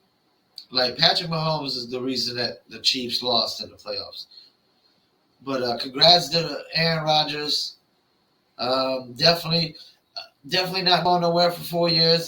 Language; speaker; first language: English; native; English